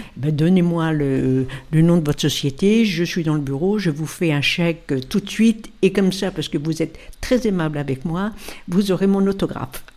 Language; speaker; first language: French; native; French